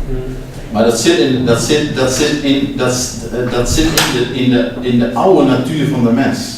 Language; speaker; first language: Dutch; non-native, learner; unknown